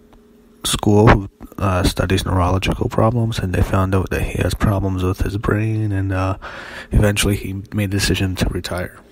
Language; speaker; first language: English; native; English